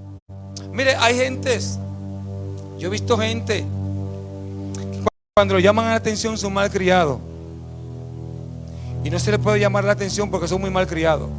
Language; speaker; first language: Spanish; native; Spanish